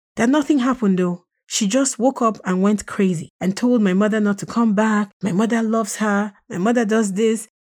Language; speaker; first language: English; non-native, local second language; Russian